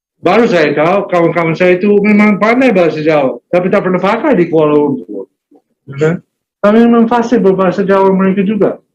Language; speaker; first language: Malay; non-native, fluent; English